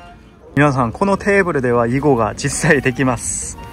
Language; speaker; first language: Japanese; non-native, fluent; Korean